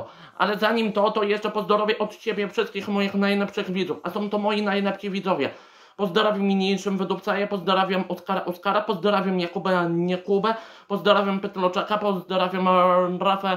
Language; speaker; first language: Polish; native; Polish